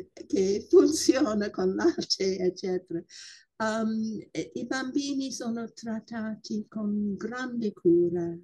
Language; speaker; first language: Italian; non-native, fluent; English